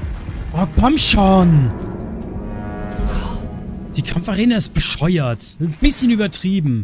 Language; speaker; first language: German; native; German